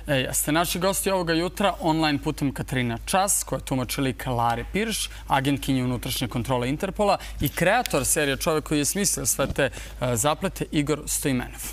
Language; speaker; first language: Serbian; native; Serbian